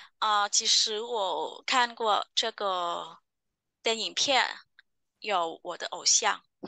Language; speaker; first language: Chinese; non-native, fluent; Vietnamese